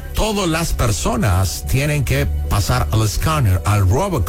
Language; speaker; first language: Spanish; non-native, learner; English